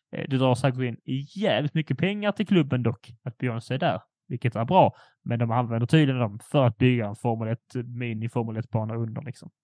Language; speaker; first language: Swedish; early bilingual, other home language; Polish